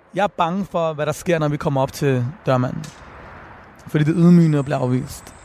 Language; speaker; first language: Danish; early bilingual, other home language; Persian